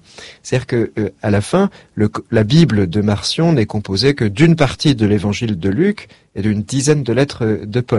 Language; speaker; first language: French; native; French